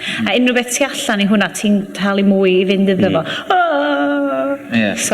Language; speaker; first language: Welsh; native; Welsh